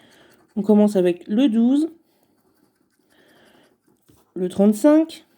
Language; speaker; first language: French; native; French